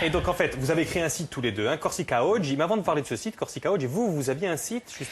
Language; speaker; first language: French; native; French